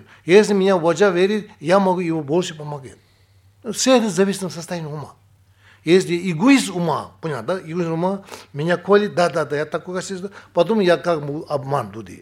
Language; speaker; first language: Russian; non-native, learner; Tibetan